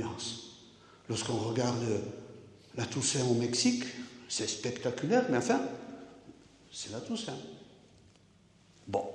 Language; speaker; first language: French; native; French